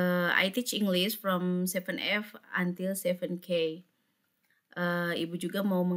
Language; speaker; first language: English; non-native, fluent; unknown